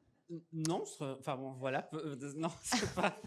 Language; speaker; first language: French; native; French